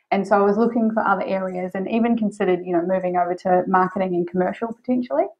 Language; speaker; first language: English; native; English